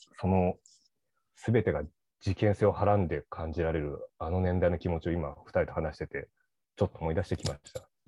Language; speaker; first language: Japanese; native; Japanese